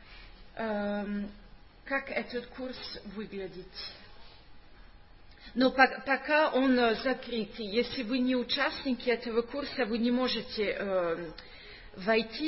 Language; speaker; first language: Russian; non-native, fluent; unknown